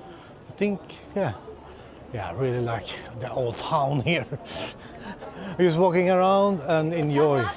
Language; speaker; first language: English; non-native, fluent; Swedish